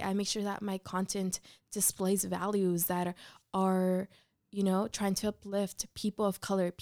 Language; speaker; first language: English; early bilingual, other home language; Spanish